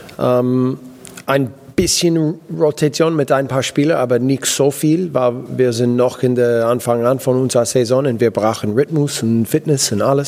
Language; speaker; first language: German; non-native, learner; English